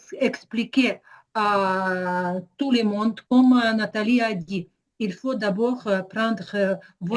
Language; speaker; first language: French; non-native, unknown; Ukrainian